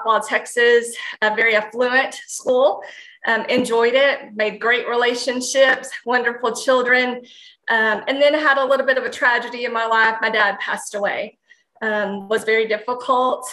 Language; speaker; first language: English; native; English